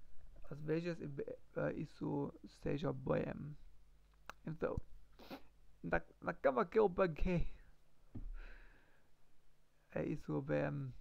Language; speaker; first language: Portuguese; non-native, learner; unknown